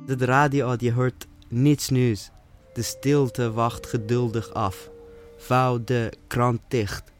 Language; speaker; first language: Dutch; non-native, fluent; Persian